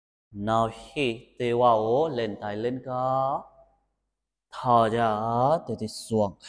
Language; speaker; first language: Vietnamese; non-native, learner; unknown